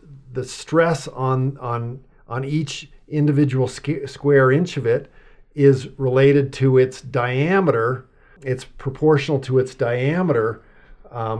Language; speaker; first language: English; native; English